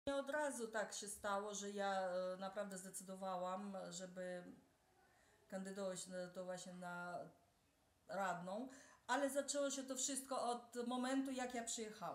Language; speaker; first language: Polish; early bilingual, heritage; Russian